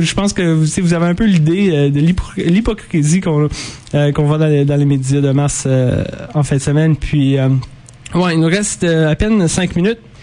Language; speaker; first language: French; native; French